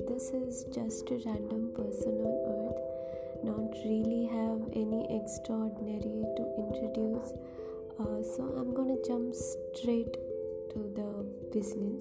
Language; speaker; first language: English; non-native, local second language; Hindi